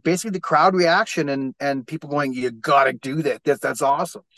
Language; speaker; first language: English; native; English